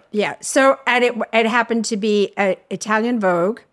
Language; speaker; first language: English; native; English